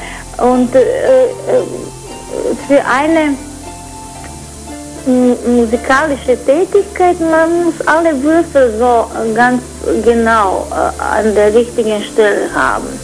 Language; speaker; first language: German; non-native, fluent; Croatian